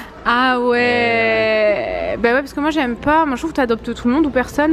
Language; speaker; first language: French; native; French